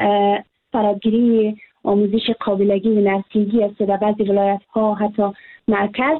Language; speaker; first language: Persian; native; Persian